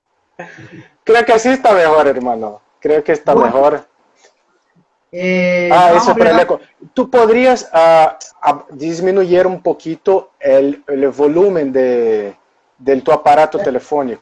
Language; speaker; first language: Spanish; non-native, local second language; Portuguese